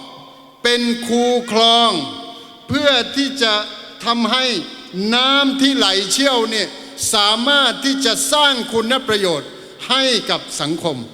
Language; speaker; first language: Thai; non-native, local second language; Malay